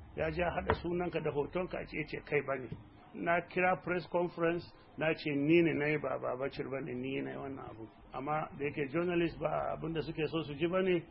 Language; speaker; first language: Hausa; non-native, local second language; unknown